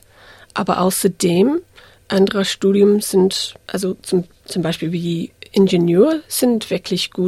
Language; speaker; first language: German; non-native, fluent; English